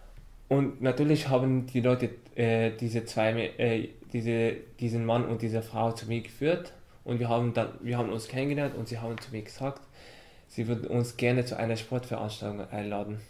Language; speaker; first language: German; non-native, fluent; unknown